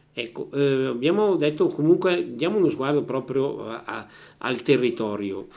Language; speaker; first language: Italian; native; Italian